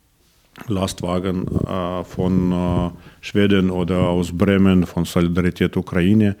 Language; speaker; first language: German; non-native, learner; Russian